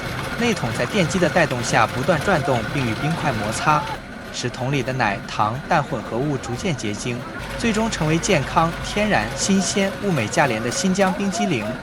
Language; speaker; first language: Chinese; native; Chinese